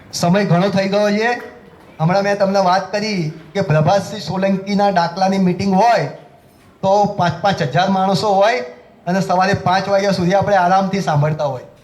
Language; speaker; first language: Gujarati; native; Gujarati